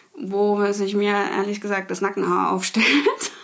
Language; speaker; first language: German; native; German